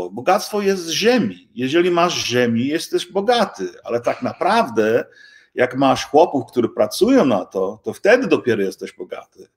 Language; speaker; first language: Polish; early bilingual, heritage; English